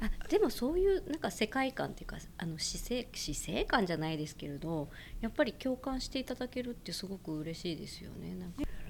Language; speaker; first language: Japanese; native; Japanese